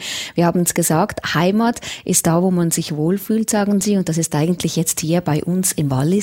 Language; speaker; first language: German; native; German